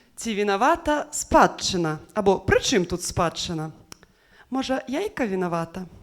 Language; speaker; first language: Belarusian; non-native, local second language; Russian